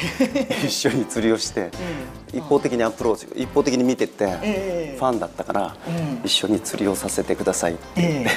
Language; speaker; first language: Japanese; native; Japanese